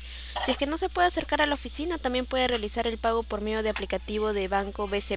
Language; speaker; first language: Spanish; native; Spanish